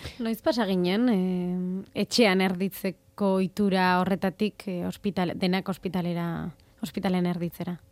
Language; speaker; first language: Basque; native; Basque